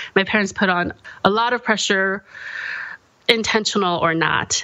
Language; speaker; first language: English; early bilingual, other home language; Korean